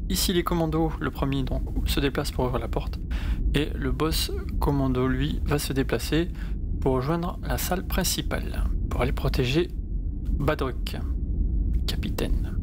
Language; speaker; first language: French; native; French